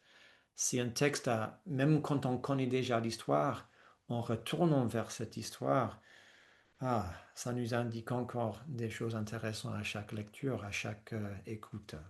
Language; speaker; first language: French; non-native, fluent; English